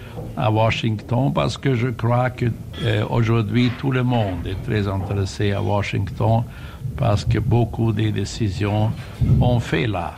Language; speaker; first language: French; non-native, fluent; German